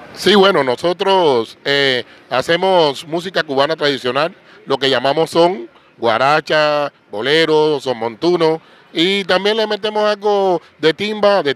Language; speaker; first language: Spanish; native; Spanish